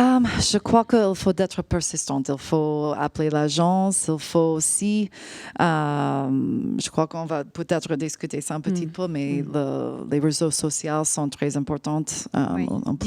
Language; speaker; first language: French; non-native, fluent; English